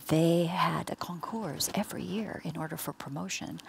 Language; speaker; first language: English; native; English